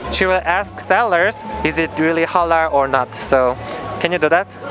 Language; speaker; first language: English; non-native, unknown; Korean